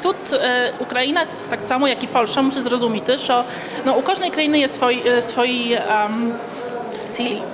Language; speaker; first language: Polish; non-native, learner; Ukrainian